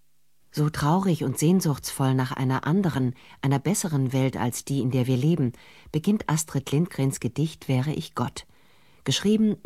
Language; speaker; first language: German; native; German